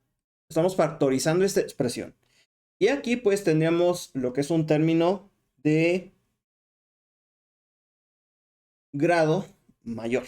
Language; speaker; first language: Spanish; native; Spanish